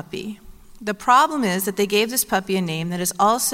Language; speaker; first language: English; native; English